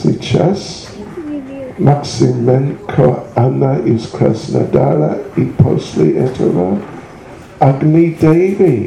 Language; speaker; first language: Russian; non-native, learner; English